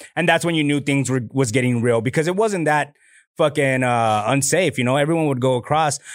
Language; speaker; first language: English; native; English